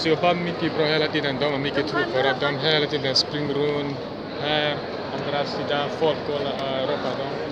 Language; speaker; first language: Swedish; non-native, learner; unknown